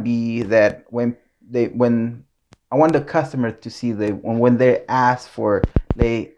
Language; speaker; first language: English; non-native, fluent; Spanish